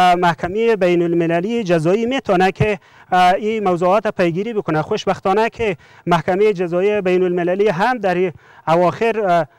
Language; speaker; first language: Persian; native; Persian